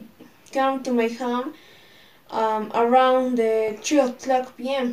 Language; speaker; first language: English; non-native, learner; Spanish